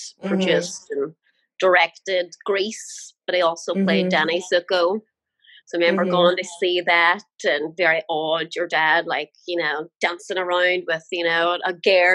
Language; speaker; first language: English; native; English